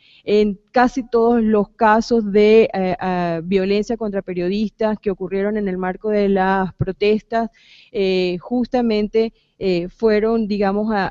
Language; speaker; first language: Spanish; native; Spanish